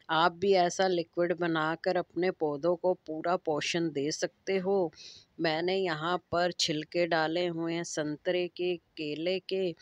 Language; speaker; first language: Hindi; native; Hindi